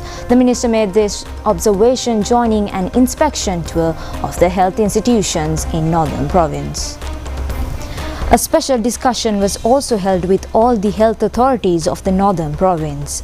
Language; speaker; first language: English; non-native, local second language; Sinhala